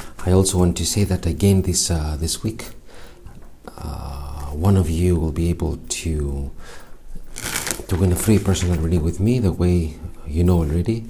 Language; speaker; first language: English; non-native, fluent; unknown